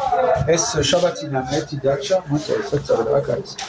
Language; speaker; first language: Georgian; non-native, learner; French